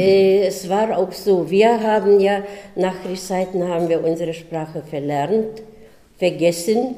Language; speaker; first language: German; early bilingual, heritage; German